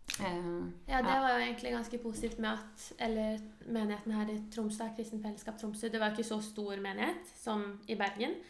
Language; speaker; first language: Norwegian; native; Norwegian